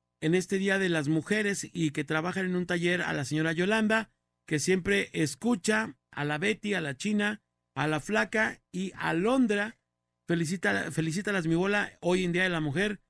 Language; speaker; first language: Spanish; native; Spanish